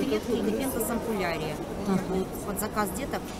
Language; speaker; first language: Russian; native; Russian